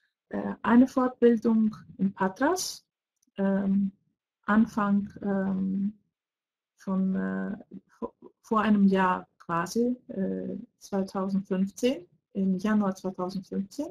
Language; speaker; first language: German; non-native, fluent; Greek